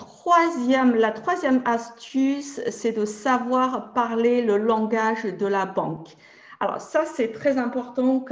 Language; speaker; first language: French; native; French